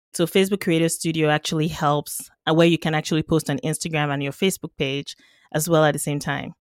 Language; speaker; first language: English; non-native, local second language; Yoruba